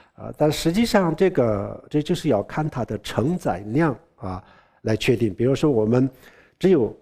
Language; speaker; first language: Chinese; non-native, local second language; Tibetan